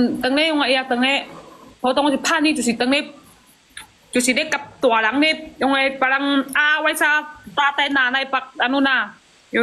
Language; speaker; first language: Filipino; non-native, learner; Chinese